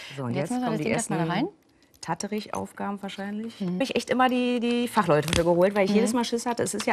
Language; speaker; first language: German; native; German